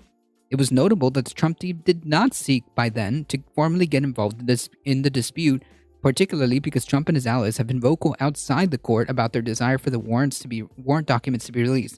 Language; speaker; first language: English; native; English